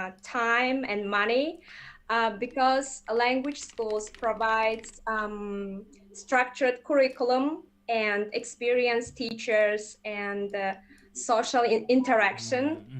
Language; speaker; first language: English; non-native, fluent; Russian